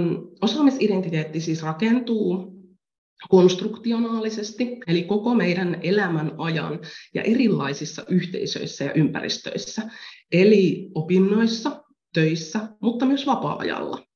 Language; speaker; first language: Finnish; native; Finnish